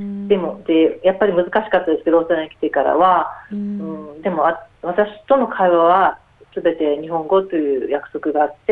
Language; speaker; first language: Japanese; native; Japanese